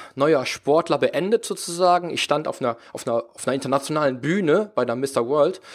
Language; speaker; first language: German; native; German